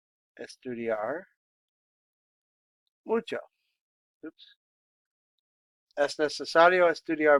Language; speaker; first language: Spanish; non-native, fluent; English